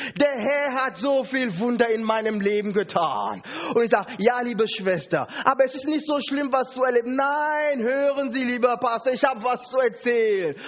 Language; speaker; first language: German; non-native, fluent; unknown